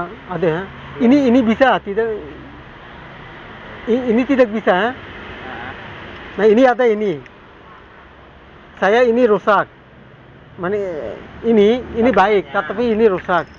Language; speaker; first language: Indonesian; non-native, learner; Bangla